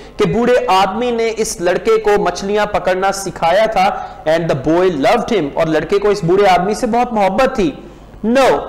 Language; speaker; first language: Urdu; non-native, local second language; Punjabi